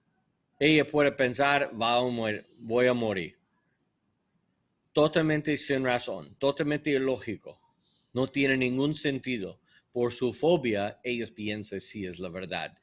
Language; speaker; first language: Spanish; non-native, learner; English